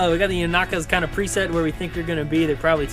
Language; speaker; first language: English; native; English